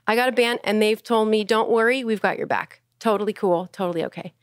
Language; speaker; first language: English; native; English